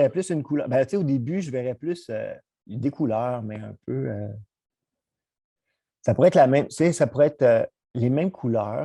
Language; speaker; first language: French; native; French